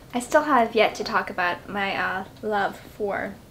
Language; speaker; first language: English; native; English